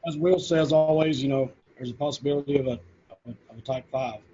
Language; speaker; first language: English; native; English